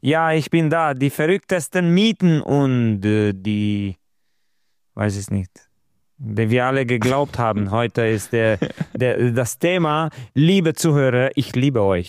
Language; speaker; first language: German; non-native, fluent; Romanian